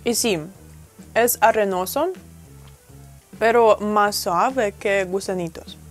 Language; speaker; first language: Spanish; non-native, fluent; Russian